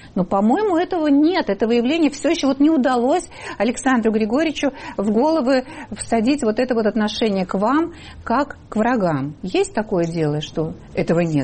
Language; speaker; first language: Russian; native; Russian